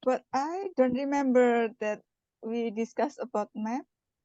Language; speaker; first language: English; non-native, learner; Indonesian